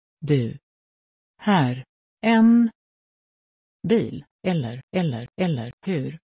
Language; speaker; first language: Swedish; non-native, learner; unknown